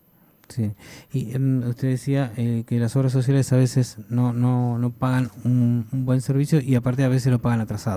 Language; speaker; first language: Spanish; native; Spanish